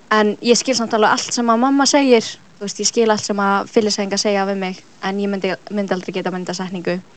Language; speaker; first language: Icelandic; early bilingual, other home language; Filipino